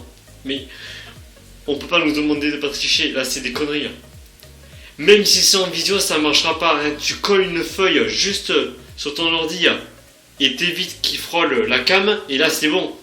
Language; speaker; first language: French; native; French